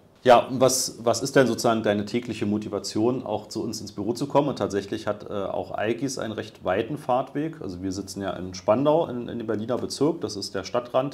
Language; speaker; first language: German; native; German